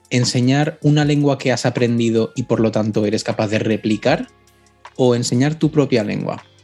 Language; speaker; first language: Spanish; native; Spanish